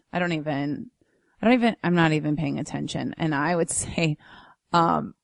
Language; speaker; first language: English; native; English